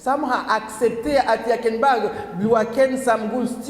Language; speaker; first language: Danish; non-native, learner; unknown